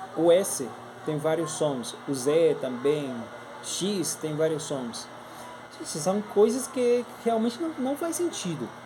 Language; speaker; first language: Portuguese; non-native, fluent; Spanish